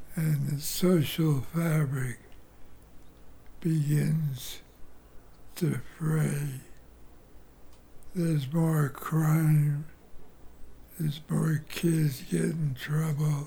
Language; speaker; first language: English; native; English